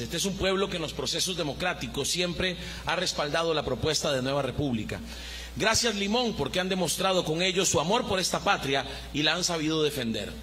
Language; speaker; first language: Spanish; native; Spanish